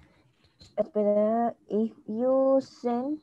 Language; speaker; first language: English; non-native, learner; Spanish